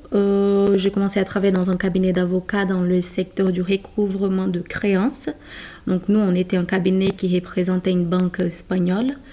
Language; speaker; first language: French; non-native, fluent; Portuguese